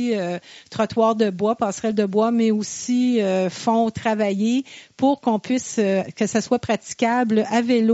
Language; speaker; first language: French; native; French